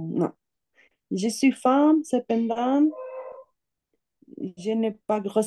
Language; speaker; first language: French; non-native, learner; Spanish